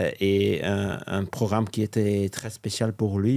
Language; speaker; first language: French; non-native, local second language; Dutch